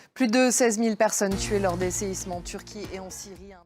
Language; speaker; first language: French; native; French